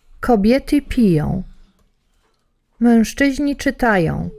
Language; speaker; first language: Polish; non-native, learner; English